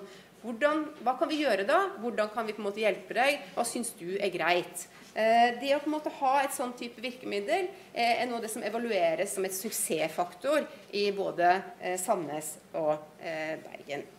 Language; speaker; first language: Norwegian; native; Norwegian